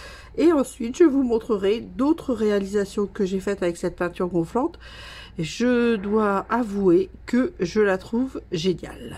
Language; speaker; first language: French; native; French